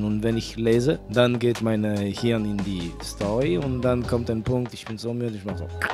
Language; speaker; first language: German; non-native, local second language; French